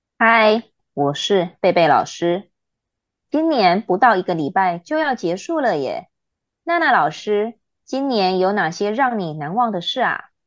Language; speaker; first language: Chinese; native; Chinese